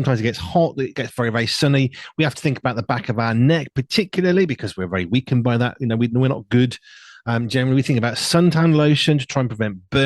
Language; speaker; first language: English; native; English